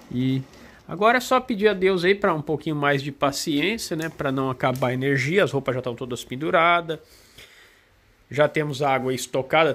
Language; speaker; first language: Portuguese; native; Portuguese